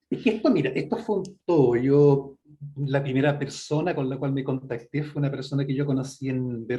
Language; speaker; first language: Spanish; native; Spanish